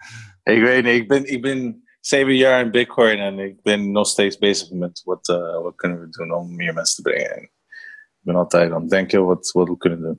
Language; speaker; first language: Dutch; non-native, learner; Spanish